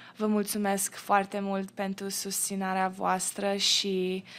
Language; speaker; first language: Romanian; early bilingual, heritage; Romanian